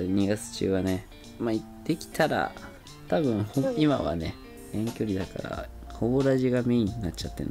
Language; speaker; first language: Japanese; native; Japanese